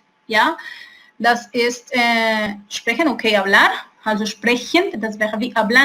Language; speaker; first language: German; non-native, fluent; Spanish